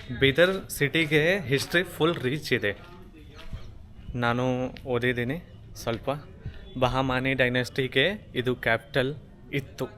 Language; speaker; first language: Kannada; non-native, learner; Hindi